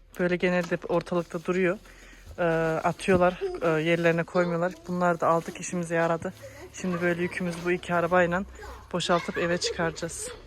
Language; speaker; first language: Turkish; early bilingual, heritage; Turkish